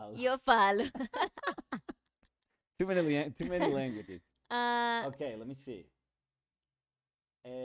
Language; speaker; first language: Portuguese; non-native, learner; Spanish